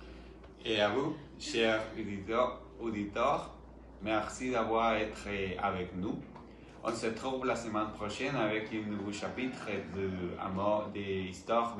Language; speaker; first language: French; non-native, learner; Spanish